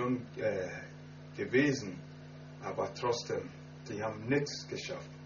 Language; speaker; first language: German; non-native, fluent; Akan